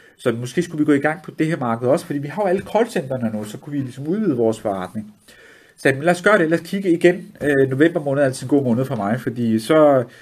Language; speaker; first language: Danish; early bilingual, other home language; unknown